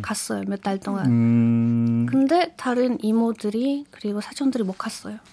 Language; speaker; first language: Korean; non-native, learner; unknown